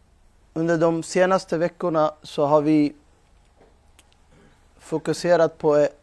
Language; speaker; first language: Swedish; non-native, fluent; Urdu